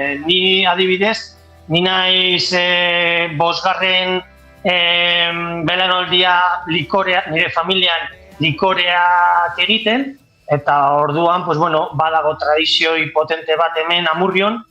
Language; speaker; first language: Basque; non-native, local second language; Spanish